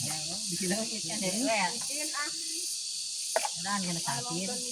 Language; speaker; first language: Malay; non-native, local second language; Sundanese